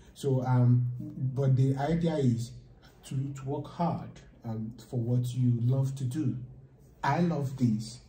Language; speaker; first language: English; non-native, local second language; Igbo